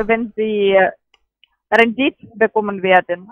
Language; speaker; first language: German; non-native, learner; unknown